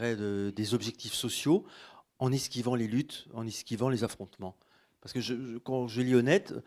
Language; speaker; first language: French; native; French